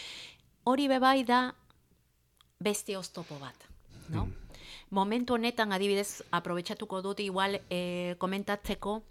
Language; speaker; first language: Basque; non-native, learner; Spanish